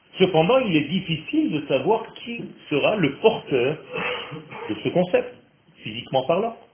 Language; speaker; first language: French; non-native, fluent; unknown